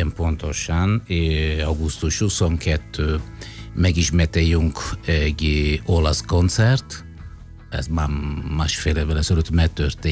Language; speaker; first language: Hungarian; non-native, fluent; Italian